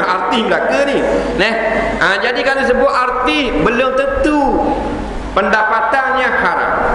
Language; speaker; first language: Malay; native; Malay